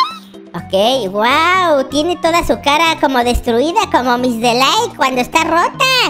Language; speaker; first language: Spanish; native; Spanish